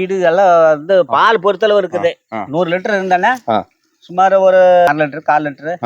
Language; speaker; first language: Tamil; native; Tamil